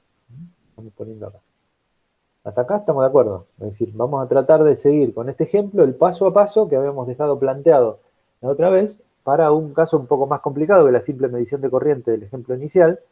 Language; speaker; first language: Spanish; native; Spanish